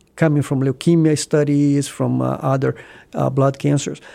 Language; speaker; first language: English; non-native, fluent; Portuguese